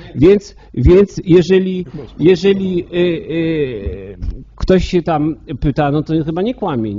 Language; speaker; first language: Polish; native; Polish